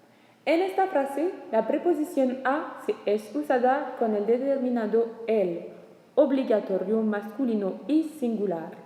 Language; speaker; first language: Spanish; non-native, learner; French